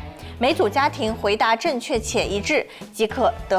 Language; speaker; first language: Chinese; native; Chinese